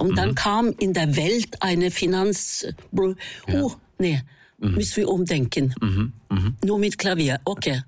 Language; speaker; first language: German; non-native, fluent; Norwegian